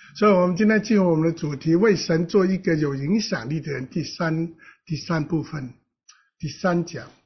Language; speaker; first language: Chinese; non-native, local second language; Cantonese